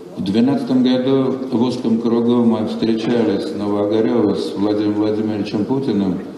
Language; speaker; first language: Russian; non-native, local second language; Armenian